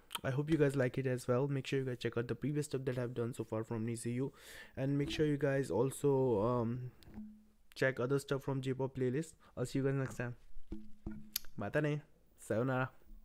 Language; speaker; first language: English; non-native, local second language; Hindi